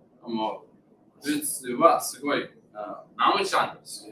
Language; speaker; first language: Japanese; non-native, learner; English